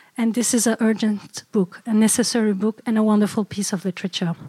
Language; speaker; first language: English; early bilingual, other home language; Turkish